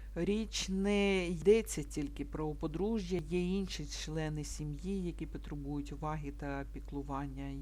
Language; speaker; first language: Ukrainian; non-native, local second language; Russian